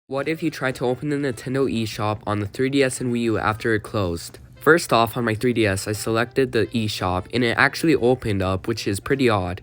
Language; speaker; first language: English; native; English